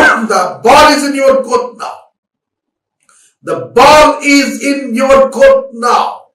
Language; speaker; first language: English; non-native, local second language; Telugu